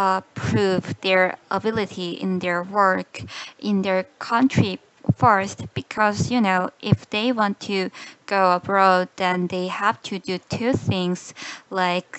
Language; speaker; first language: English; non-native, learner; Korean